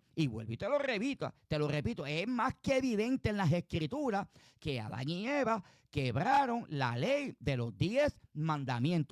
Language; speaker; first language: Spanish; native; Spanish